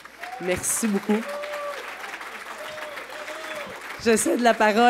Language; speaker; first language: French; native; French